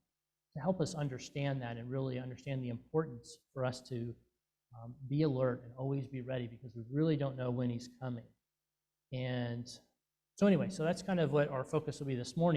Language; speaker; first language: English; native; English